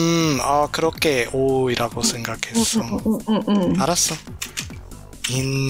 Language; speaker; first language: Korean; non-native, learner; English